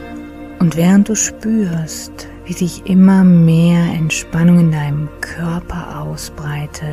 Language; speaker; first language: German; native; German